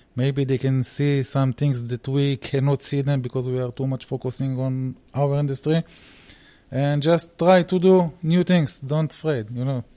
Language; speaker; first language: English; early bilingual, heritage; Hebrew